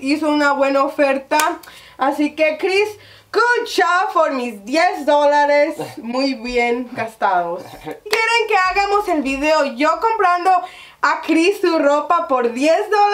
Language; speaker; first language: Spanish; early bilingual, heritage; Spanish